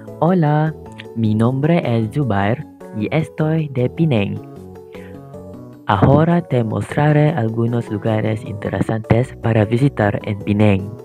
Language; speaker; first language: Spanish; non-native, learner; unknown